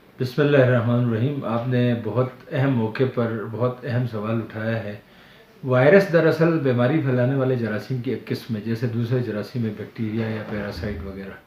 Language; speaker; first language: Urdu; non-native, local second language; Balti